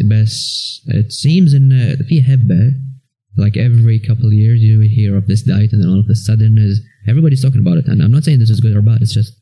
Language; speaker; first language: English; non-native, fluent; Arabic